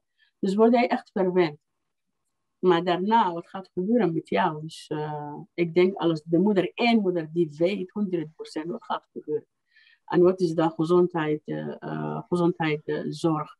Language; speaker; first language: Dutch; non-native, fluent; Arabic